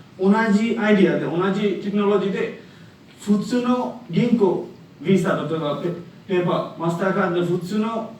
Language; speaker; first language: Japanese; non-native, learner; Bangla